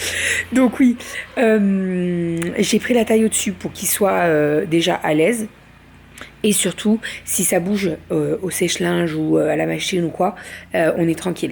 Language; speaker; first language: French; native; French